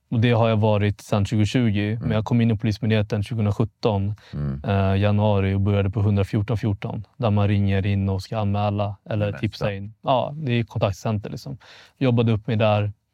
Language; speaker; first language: Swedish; early bilingual, other home language; Amharic